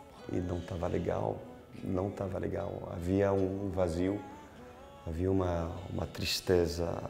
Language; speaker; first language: Portuguese; non-native, fluent; French